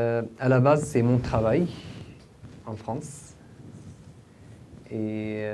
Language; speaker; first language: French; non-native, fluent; Arabic